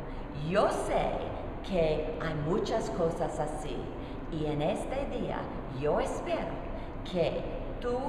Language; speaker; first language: Spanish; non-native, learner; English